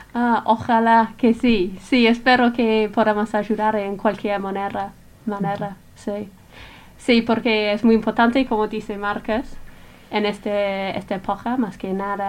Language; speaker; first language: Spanish; non-native, fluent; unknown